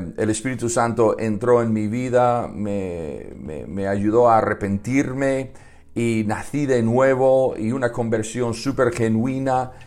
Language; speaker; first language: Spanish; non-native, fluent; English